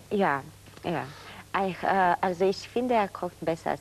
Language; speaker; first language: German; non-native, fluent; Bulgarian